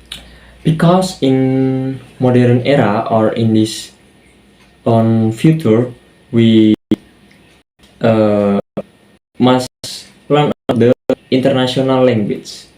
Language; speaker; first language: English; non-native, learner; Indonesian